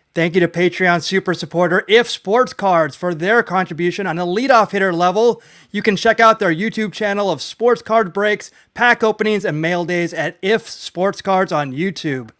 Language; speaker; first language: English; native; English